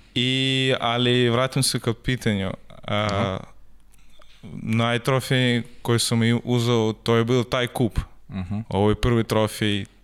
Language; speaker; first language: Serbian; non-native, learner; Russian